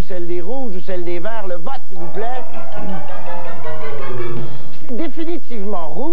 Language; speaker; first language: French; native; French